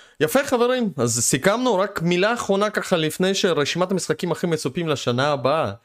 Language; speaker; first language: Hebrew; early bilingual, other home language; Russian